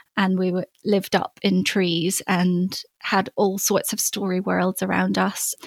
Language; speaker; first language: English; native; English